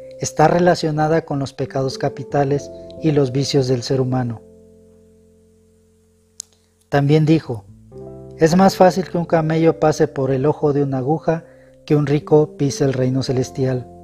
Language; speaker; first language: Spanish; native; Spanish